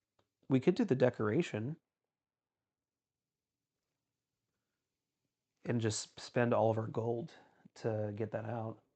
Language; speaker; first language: English; native; English